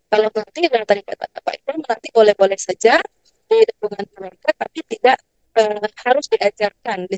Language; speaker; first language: Indonesian; non-native, local second language; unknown